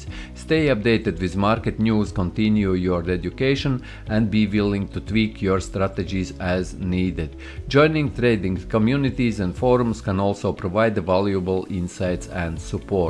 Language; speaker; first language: English; non-native, fluent; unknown